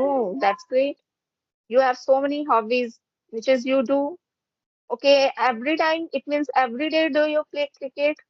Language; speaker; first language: English; non-native, fluent; Hindi